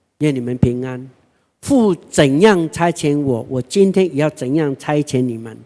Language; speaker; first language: Chinese; non-native, local second language; Hakka Chinese